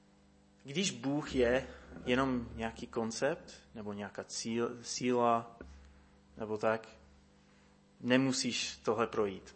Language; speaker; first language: Czech; non-native, fluent; English